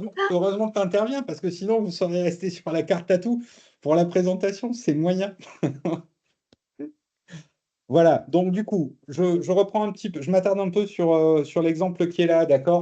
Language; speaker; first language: French; native; French